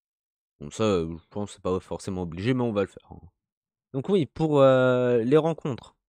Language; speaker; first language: French; native; French